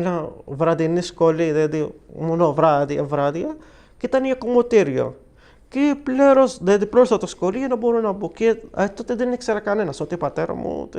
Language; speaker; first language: Greek; non-native, learner; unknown